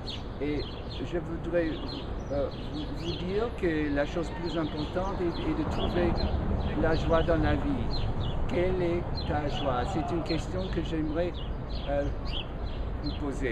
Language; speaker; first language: French; non-native, fluent; English